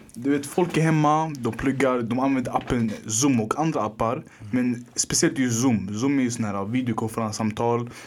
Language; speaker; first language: Swedish; early bilingual, other home language; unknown